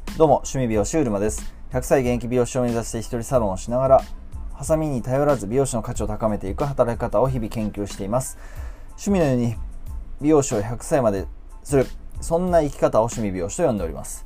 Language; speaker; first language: Japanese; native; Japanese